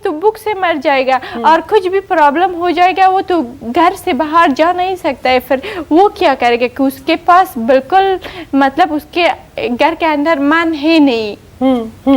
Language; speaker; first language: Hindi; non-native, learner; Persian